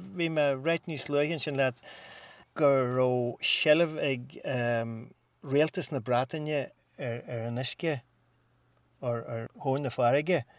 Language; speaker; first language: Irish; native; Irish